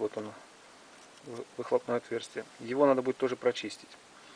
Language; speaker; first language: Russian; native; Russian